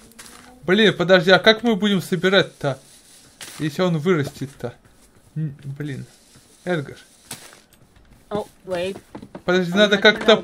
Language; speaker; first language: Russian; native; Russian